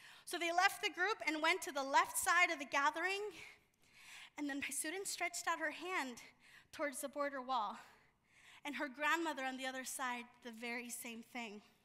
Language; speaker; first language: English; early bilingual, other home language; Spanish